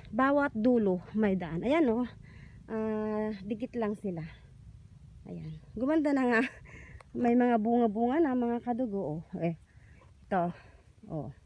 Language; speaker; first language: Filipino; non-native, local second language; Iloko